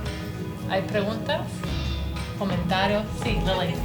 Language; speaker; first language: Spanish; non-native, fluent; English